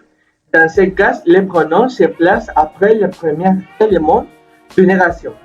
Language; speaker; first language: French; non-native, learner; Spanish